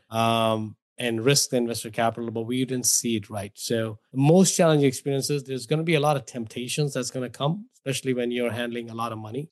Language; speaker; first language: English; non-native, local second language; Hindi